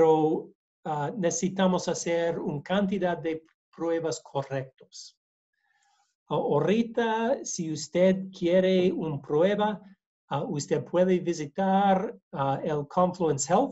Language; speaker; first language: Spanish; non-native, learner; English